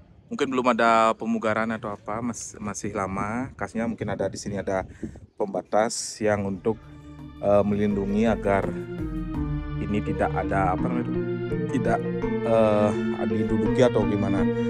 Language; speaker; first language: Indonesian; non-native, local second language; Balinese